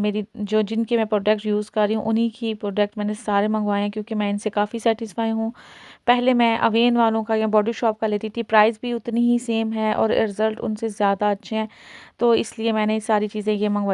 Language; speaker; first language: Hindi; native; Hindi